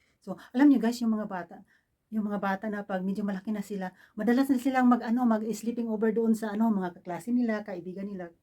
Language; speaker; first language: Filipino; non-native, local second language; Cebuano